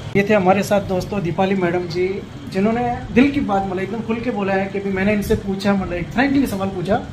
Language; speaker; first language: Hindi; non-native, local second language; Gujarati